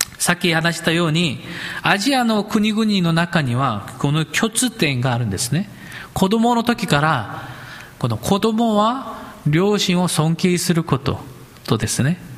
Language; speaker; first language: Japanese; non-native, fluent; Korean